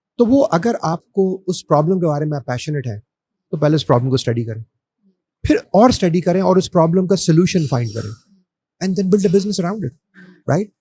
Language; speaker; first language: Urdu; native; Urdu